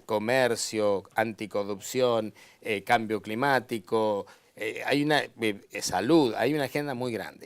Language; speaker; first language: Spanish; native; Spanish